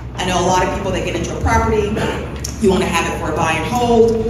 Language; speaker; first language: English; native; English